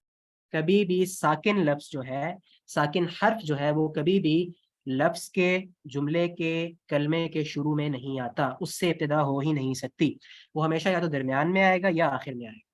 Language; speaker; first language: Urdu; non-native, local second language; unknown